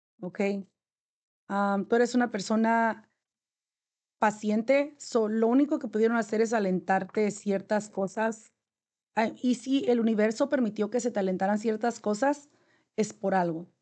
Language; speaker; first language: Spanish; native; Spanish